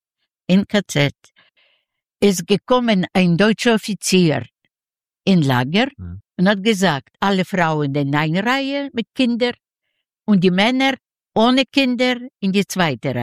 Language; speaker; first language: German; non-native, learner; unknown